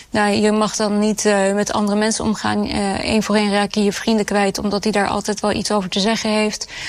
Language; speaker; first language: Dutch; early bilingual, other home language; Urdu